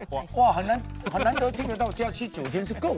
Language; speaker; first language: Chinese; native; Chinese